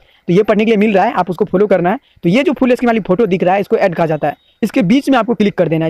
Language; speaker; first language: Hindi; native; Hindi